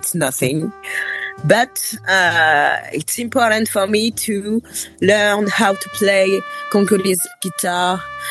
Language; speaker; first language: English; non-native, fluent; French